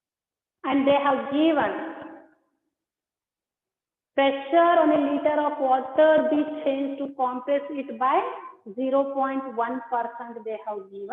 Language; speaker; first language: English; non-native, local second language; Kannada